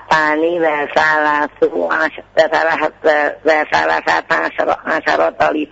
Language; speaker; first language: Arabic; non-native, learner; Indonesian